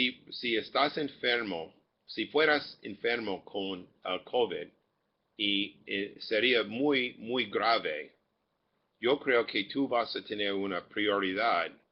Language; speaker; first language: Spanish; non-native, fluent; English